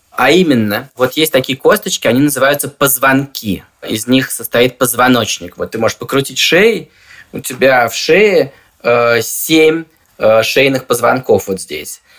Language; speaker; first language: Russian; native; Russian